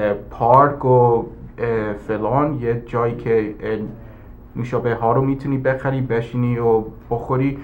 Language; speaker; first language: Persian; early bilingual, heritage; English